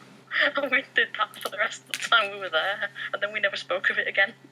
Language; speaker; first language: English; native; English